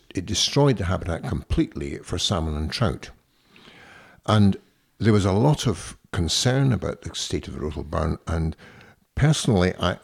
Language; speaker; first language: English; native; English